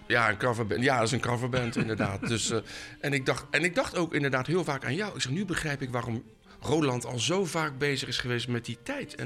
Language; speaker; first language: Dutch; native; Dutch